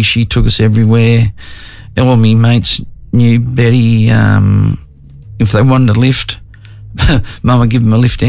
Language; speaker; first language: English; native; English